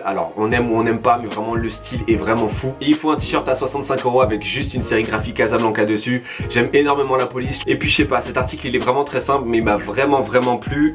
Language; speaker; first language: French; native; French